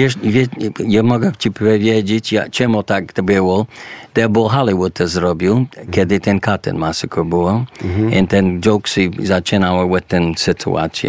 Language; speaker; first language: Polish; early bilingual, heritage; English